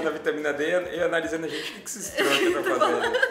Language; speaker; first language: Portuguese; native; Portuguese